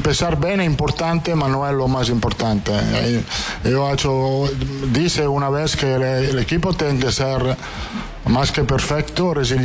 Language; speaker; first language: Portuguese; non-native, fluent; Italian